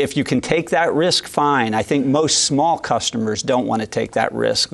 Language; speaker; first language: English; native; English